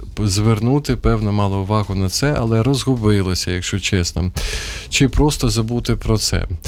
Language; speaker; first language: Ukrainian; non-native, local second language; Russian